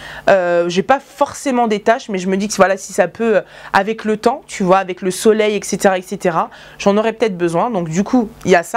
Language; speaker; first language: French; native; French